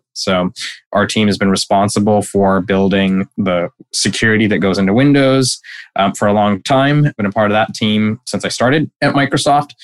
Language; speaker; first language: English; non-native, local second language; Bangla